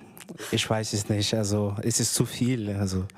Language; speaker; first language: German; non-native, fluent; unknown